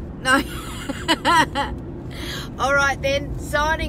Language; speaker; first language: English; native; English